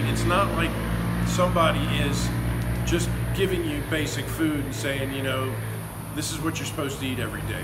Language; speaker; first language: English; native; English